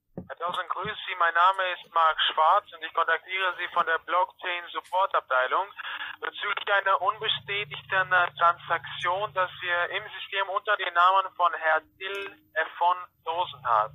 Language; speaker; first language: German; non-native, fluent; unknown